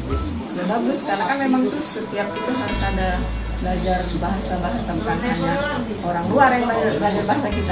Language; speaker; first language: Indonesian; non-native, local second language; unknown